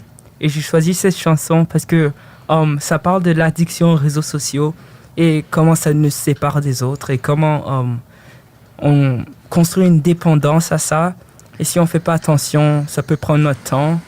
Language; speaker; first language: French; early bilingual, other home language; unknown